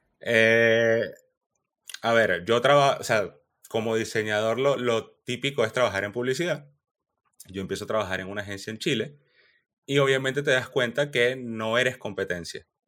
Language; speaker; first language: Spanish; native; Spanish